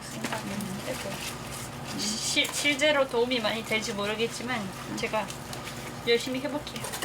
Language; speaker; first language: Korean; non-native, fluent; French